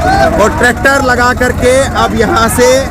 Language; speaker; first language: Hindi; native; Hindi